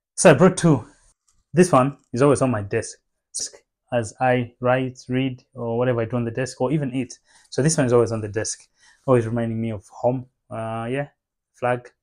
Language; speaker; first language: English; non-native, local second language; Nyanja